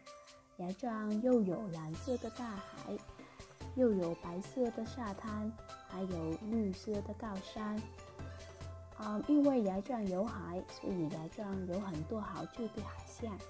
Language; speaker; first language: Chinese; non-native, fluent; Vietnamese